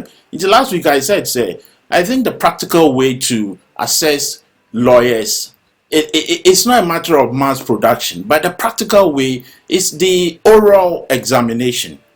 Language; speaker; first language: English; non-native, local second language; Akan